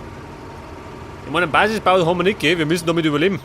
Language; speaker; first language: German; native; German